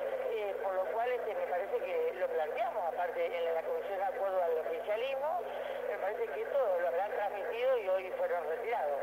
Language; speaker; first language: Spanish; native; Spanish